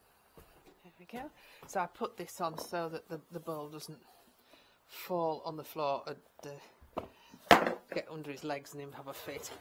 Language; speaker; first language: English; native; English